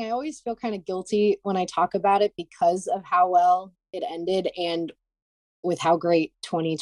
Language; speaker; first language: English; native; English